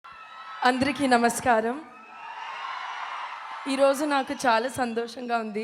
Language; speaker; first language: Telugu; non-native, local second language; Tamil